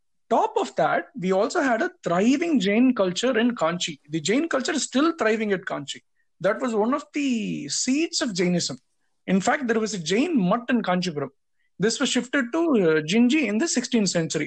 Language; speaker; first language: English; non-native, local second language; Tamil